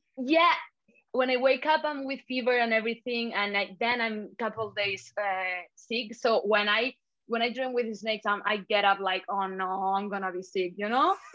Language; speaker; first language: English; non-native, fluent; Spanish